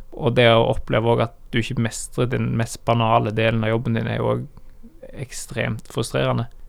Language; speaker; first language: Norwegian; native; Norwegian